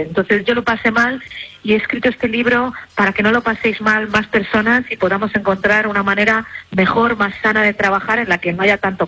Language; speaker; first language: Spanish; native; Spanish